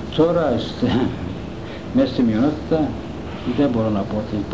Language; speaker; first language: Greek; non-native, local second language; Turkish